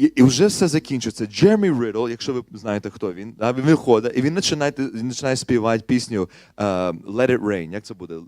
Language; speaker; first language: Ukrainian; non-native, fluent; English